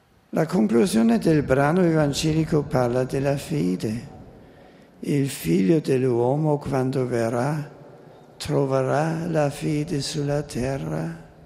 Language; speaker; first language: Italian; non-native, fluent; German